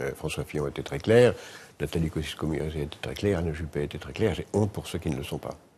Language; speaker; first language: French; native; French